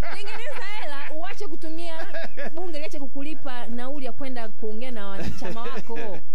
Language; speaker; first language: Swahili; native; Swahili